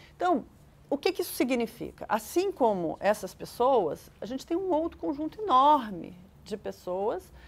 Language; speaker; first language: Portuguese; native; Portuguese